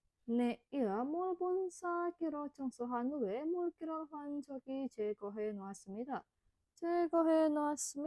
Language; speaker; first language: Korean; non-native, fluent; Indonesian